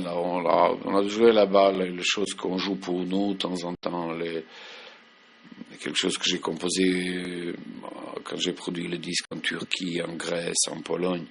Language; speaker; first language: French; non-native, fluent; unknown